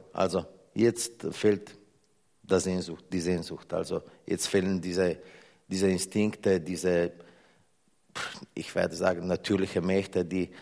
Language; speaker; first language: German; non-native, fluent; Slovenian